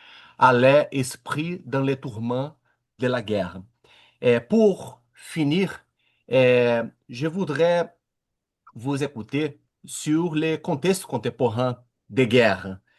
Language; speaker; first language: French; non-native, learner; Portuguese